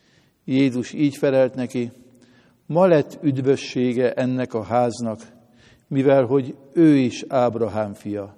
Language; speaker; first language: Hungarian; native; Hungarian